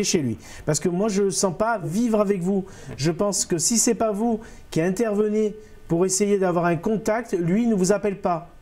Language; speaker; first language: French; native; French